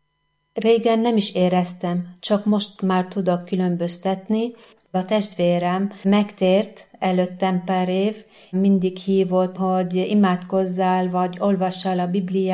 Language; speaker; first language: Hungarian; non-native, fluent; Arabic